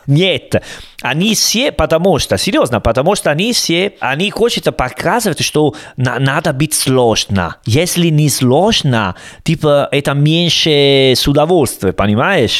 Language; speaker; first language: Russian; non-native, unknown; Italian